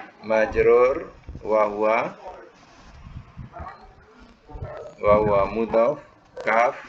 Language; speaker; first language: Arabic; non-native, fluent; Malay